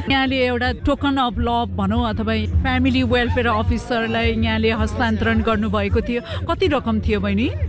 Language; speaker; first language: Nepali; native; Nepali